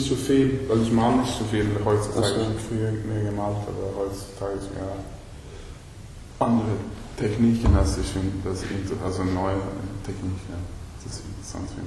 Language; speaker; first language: German; non-native, learner; Swedish